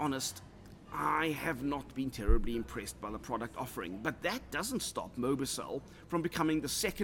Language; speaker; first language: English; native; English